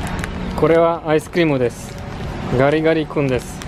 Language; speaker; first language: Japanese; non-native, learner; Polish